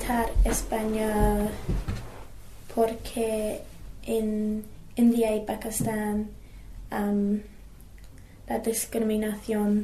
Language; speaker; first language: Spanish; non-native, learner; English